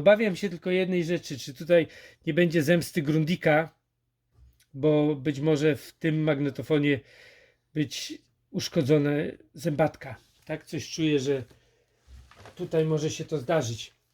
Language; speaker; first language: Polish; native; Polish